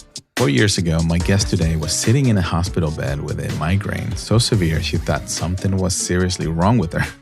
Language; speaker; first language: English; non-native, fluent; Spanish